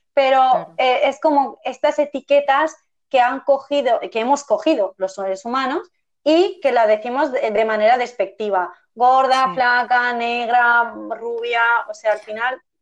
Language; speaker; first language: Spanish; early bilingual, other home language; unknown